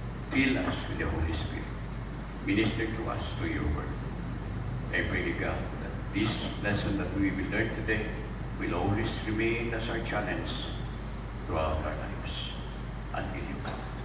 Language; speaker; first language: English; non-native, local second language; Filipino